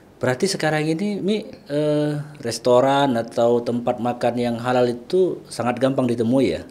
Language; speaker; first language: Indonesian; native; Indonesian